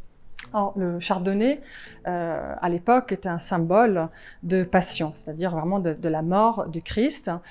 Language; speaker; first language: French; non-native, fluent; Italian